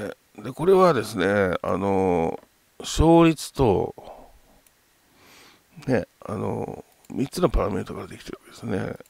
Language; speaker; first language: Japanese; native; Japanese